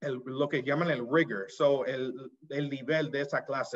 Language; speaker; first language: Spanish; early bilingual, heritage; Spanish